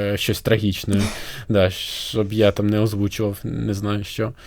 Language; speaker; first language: Ukrainian; non-native, local second language; Russian